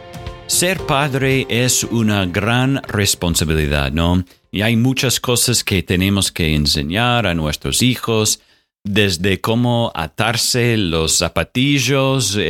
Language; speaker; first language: Spanish; non-native, fluent; English